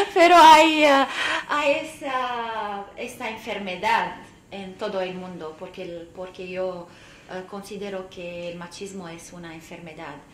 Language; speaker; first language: Spanish; non-native, fluent; Arabic